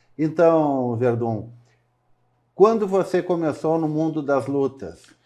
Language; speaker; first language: Portuguese; native; Portuguese